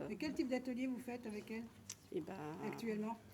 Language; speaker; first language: French; native; French